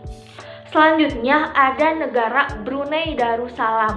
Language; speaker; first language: Indonesian; native; Indonesian